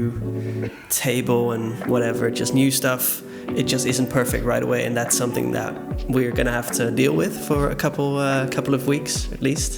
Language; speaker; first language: English; non-native, fluent; Dutch